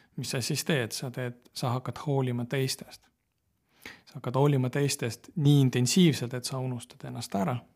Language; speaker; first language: Estonian; non-native, local second language; Russian